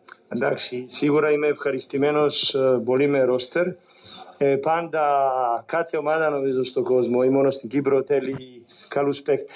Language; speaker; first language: Greek; non-native, learner; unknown